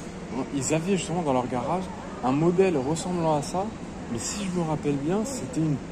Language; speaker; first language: French; native; French